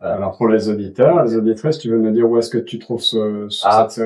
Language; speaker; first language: French; native; French